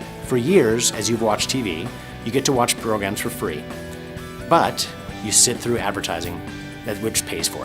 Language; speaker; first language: English; native; English